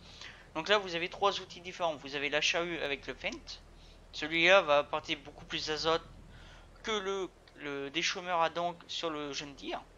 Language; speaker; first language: French; native; French